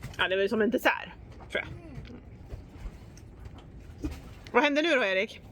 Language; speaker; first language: Swedish; native; Swedish